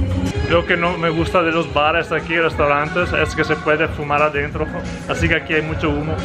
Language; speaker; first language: Spanish; non-native, fluent; Italian